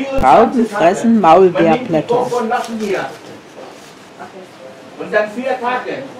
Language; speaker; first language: German; non-native, learner; Vietnamese